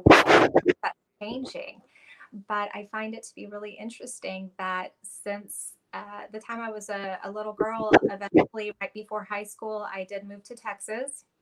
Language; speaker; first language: English; native; English